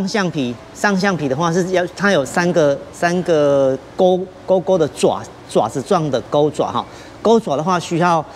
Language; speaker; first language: Chinese; native; Chinese